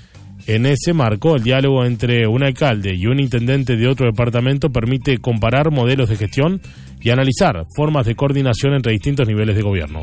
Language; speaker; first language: Spanish; native; Spanish